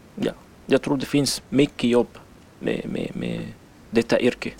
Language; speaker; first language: Swedish; non-native, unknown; Arabic